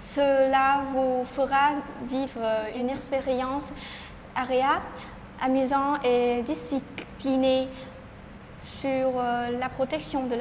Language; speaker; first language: French; non-native, learner; Vietnamese